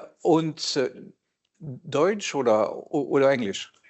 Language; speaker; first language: German; non-native, local second language; French